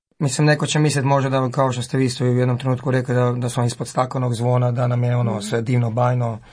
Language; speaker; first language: Croatian; native; Croatian